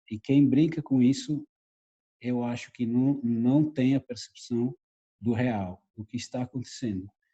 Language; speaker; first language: Portuguese; non-native, fluent; Italian